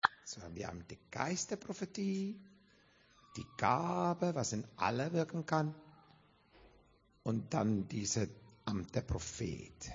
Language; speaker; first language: German; non-native, fluent; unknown